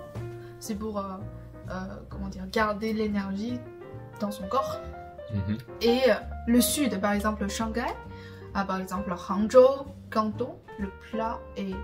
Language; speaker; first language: French; non-native, fluent; Chinese